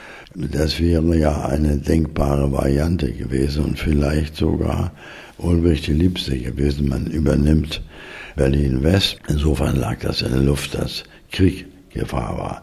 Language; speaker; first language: German; native; German